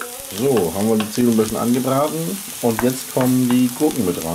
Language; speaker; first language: German; native; German